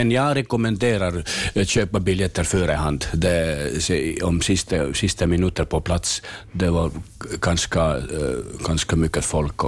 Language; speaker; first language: Swedish; non-native, learner; Finnish